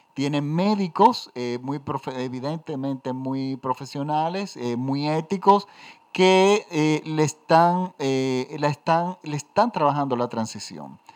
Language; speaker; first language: Spanish; native; Spanish